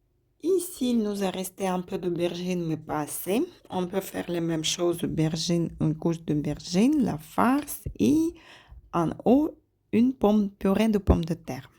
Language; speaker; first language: French; non-native, fluent; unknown